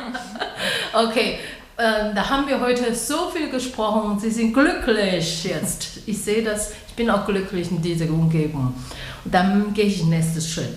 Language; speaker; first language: German; non-native, learner; Chinese